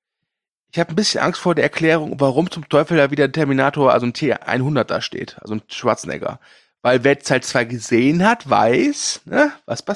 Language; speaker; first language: German; native; German